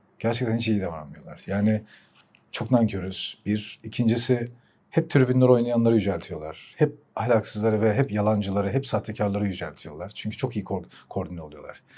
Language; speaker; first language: Turkish; early bilingual, heritage; Turkish